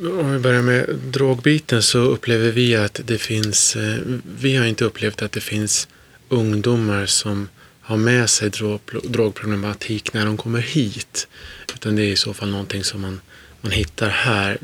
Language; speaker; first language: Swedish; native; Swedish